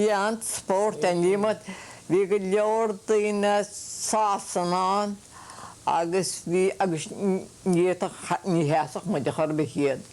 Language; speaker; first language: Irish; native; Irish